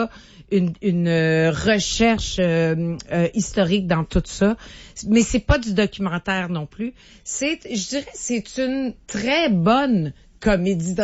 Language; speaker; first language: French; native; French